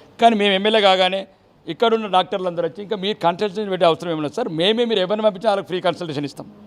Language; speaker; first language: Telugu; native; Telugu